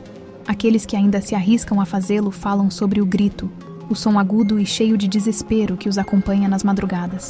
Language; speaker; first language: Portuguese; native; Portuguese